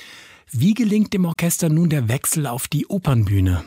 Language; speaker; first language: German; native; German